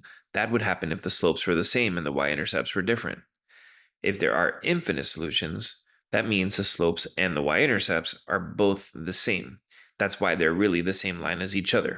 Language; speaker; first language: English; native; English